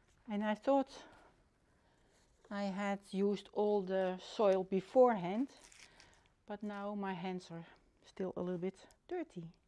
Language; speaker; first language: English; non-native, fluent; Dutch